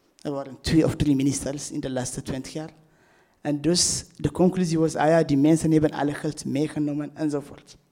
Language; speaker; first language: Dutch; non-native, fluent; Tigrinya